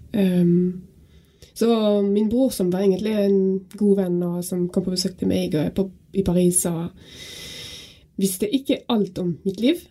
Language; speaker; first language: Norwegian; non-native, fluent; French